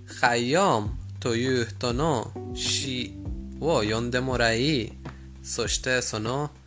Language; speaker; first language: Japanese; non-native, fluent; Persian